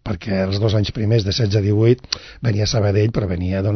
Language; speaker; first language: Catalan; non-native, local second language; Spanish